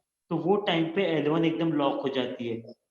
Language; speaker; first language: Hindi; native; Hindi